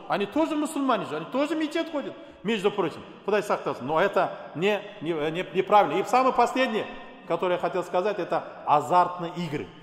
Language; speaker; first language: Russian; non-native, local second language; Kazakh